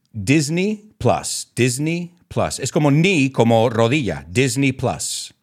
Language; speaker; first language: Spanish; non-native, fluent; English